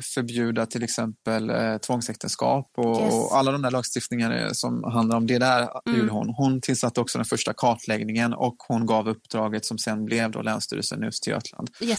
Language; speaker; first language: Swedish; native; Swedish